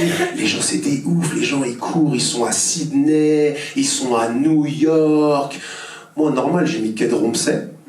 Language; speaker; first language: French; native; French